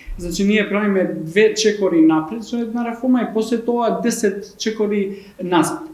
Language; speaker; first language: Macedonian; non-native, local second language; Albanian